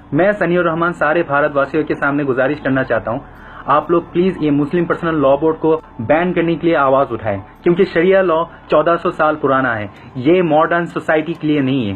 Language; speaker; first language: Hindi; non-native, fluent; Bangla